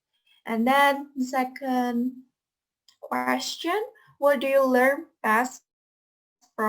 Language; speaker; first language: English; non-native, fluent; Indonesian